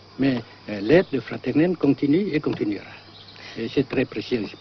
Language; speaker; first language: French; non-native, local second language; Vietnamese